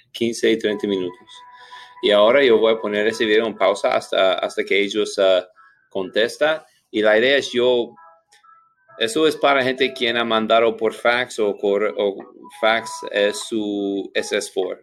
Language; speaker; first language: Spanish; non-native, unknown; English